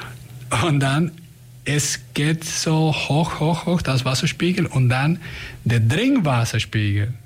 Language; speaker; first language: German; non-native, fluent; Spanish